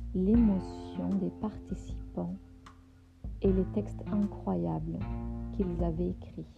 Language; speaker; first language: French; non-native, fluent; German